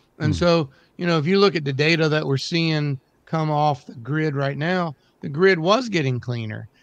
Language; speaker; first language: English; native; English